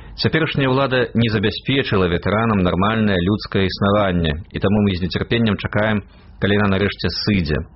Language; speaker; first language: Belarusian; native; Belarusian